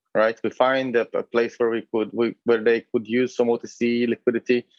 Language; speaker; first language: English; non-native, fluent; Hebrew